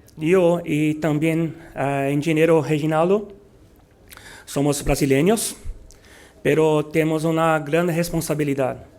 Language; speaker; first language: Spanish; non-native, learner; Portuguese